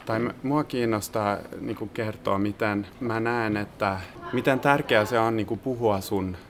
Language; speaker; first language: Finnish; non-native, fluent; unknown